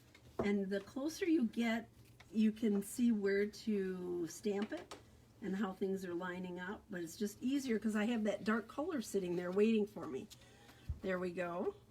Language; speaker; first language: English; native; English